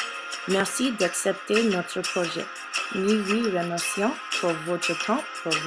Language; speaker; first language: French; non-native, learner; English